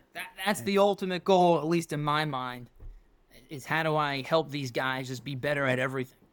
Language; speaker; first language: English; native; English